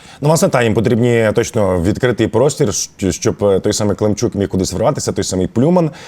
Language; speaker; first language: Ukrainian; native; Ukrainian